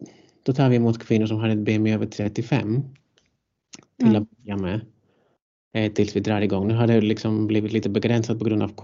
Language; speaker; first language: Swedish; non-native, fluent; Greek